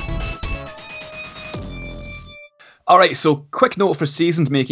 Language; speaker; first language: English; native; English